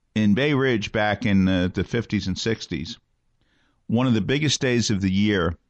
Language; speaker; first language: English; native; English